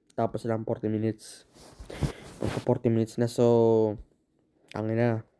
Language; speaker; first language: Filipino; non-native, local second language; Iloko